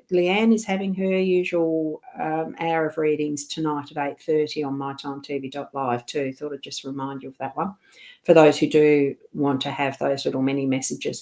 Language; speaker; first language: English; native; English